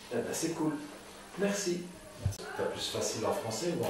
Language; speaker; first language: French; native; French